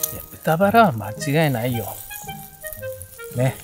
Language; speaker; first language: Japanese; native; Japanese